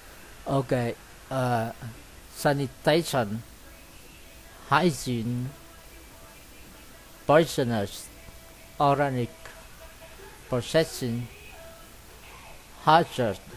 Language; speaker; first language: English; non-native, learner; Vietnamese